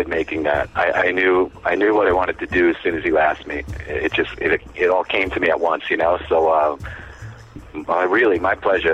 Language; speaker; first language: English; native; English